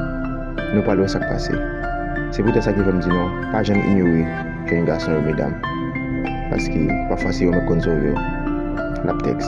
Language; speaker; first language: French; non-native, learner; Haitian Creole